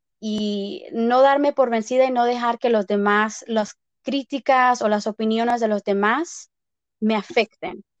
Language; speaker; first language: Spanish; early bilingual, heritage; Spanish